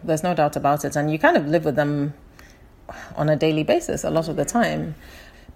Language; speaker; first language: English; native; English